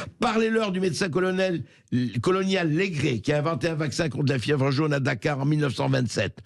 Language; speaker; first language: French; native; French